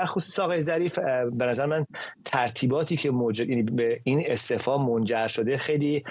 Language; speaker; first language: Persian; native; Persian